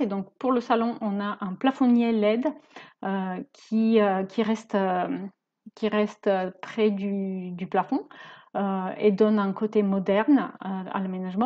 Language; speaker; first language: French; native; French